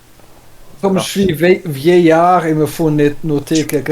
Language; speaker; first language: French; non-native, learner; German